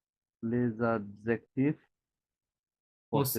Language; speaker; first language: French; non-native, learner; Bangla